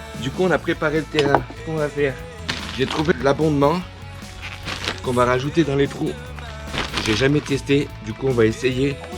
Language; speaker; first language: French; native; French